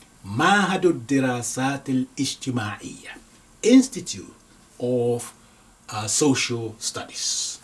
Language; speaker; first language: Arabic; non-native, fluent; Yoruba